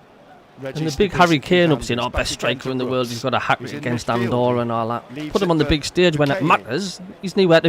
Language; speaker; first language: English; native; English